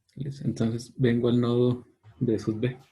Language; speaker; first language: Spanish; native; Spanish